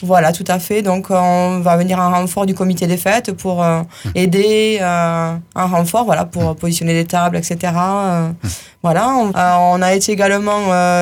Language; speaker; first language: French; native; French